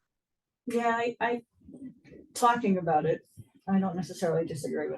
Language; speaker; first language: English; native; English